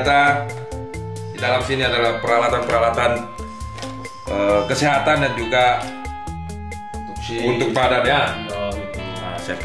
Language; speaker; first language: Indonesian; native; Indonesian